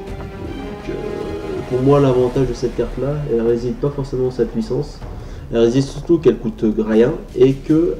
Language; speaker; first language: French; native; French